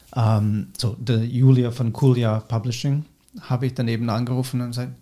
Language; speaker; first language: German; non-native, fluent; English